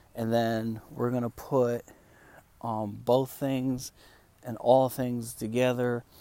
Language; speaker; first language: English; non-native, fluent; Spanish